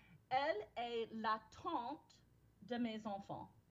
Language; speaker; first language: French; non-native, fluent; English